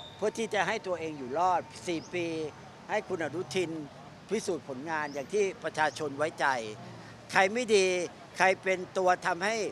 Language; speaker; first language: Thai; native; Thai